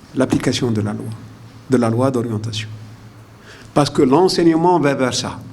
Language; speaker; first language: French; non-native, local second language; Arabic